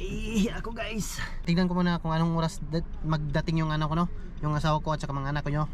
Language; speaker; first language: Filipino; native; Filipino